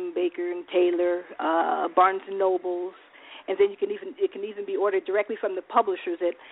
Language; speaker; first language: English; native; English